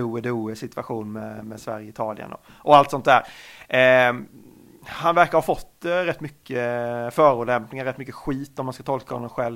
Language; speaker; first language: Swedish; native; Swedish